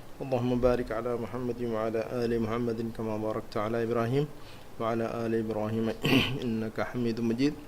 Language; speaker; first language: Arabic; non-native, fluent; Urdu